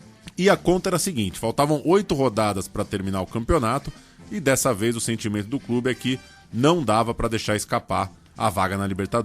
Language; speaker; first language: Portuguese; native; Portuguese